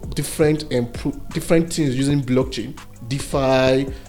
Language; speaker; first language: English; non-native, local second language; Igbo